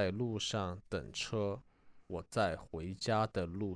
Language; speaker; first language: Chinese; non-native, learner; English